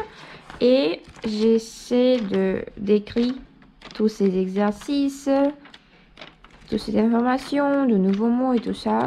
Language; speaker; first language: French; non-native, fluent; Russian